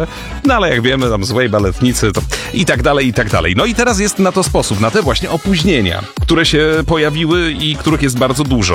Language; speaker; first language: Polish; native; Polish